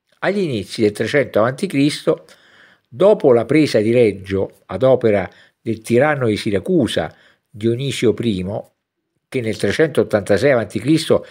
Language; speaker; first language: Italian; native; Italian